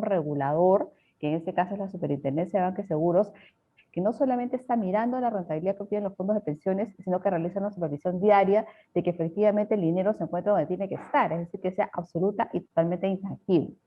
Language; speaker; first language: Spanish; native; Spanish